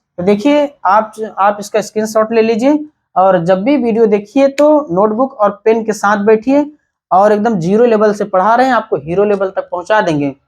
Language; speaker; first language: Hindi; native; Hindi